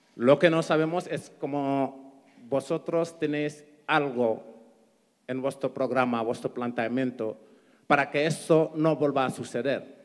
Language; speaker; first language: Spanish; non-native, fluent; Wolof